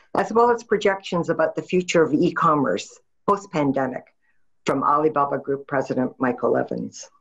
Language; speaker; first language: English; native; English